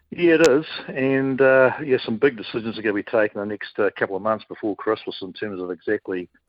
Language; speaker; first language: English; native; English